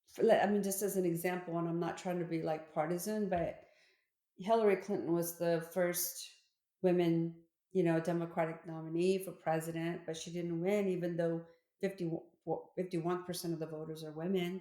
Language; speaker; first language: English; early bilingual, other home language; Korean